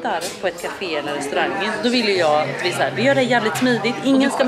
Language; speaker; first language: Swedish; native; Swedish